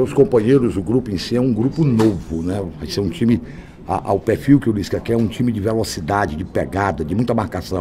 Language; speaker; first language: Portuguese; native; Portuguese